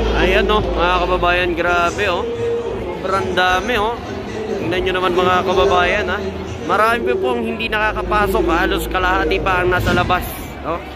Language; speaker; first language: Filipino; non-native, local second language; Hiligaynon